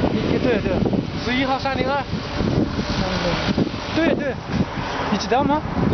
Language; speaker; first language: Chinese; non-native, learner; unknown